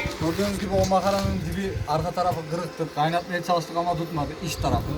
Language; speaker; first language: Turkish; native; Turkish